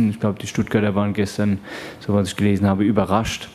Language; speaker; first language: German; native; German